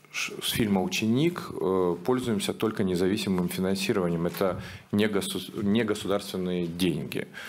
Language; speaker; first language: Russian; native; Russian